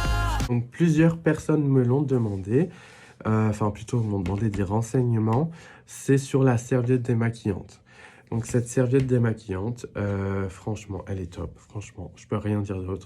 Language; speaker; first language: French; native; French